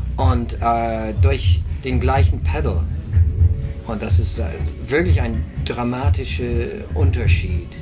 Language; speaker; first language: German; non-native, fluent; English